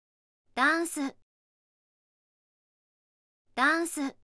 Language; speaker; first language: Japanese; native; Japanese